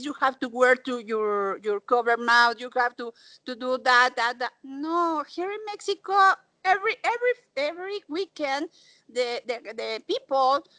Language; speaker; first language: English; non-native, learner; Spanish